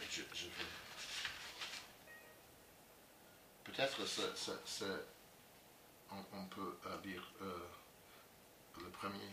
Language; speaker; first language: French; non-native, learner; English